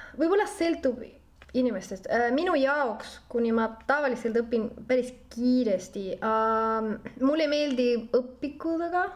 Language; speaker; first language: Estonian; non-native, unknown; Spanish